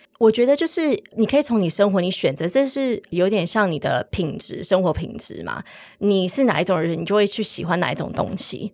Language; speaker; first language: Chinese; early bilingual, heritage; Chinese